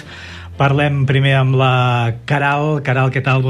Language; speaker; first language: Catalan; native; Catalan